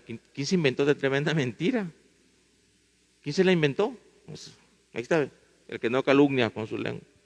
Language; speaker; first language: Spanish; native; Spanish